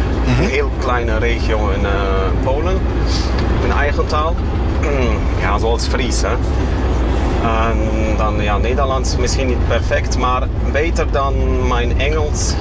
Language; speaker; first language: Dutch; non-native, fluent; Kashubian